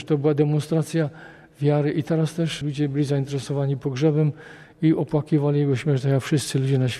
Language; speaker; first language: Polish; native; Polish